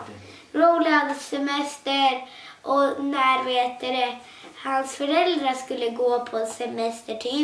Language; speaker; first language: Swedish; non-native, local second language; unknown